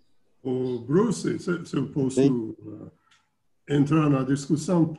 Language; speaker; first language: Portuguese; non-native, fluent; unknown